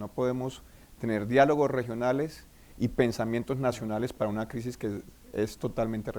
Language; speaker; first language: Spanish; native; Spanish